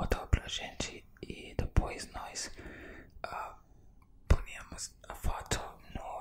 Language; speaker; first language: Portuguese; non-native, learner; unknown